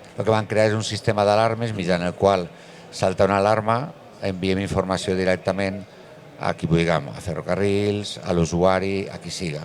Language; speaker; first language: Catalan; non-native, local second language; Spanish